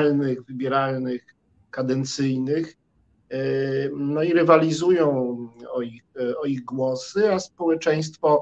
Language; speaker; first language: Polish; native; Polish